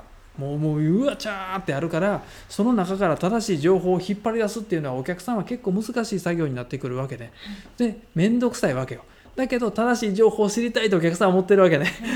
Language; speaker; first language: Japanese; native; Japanese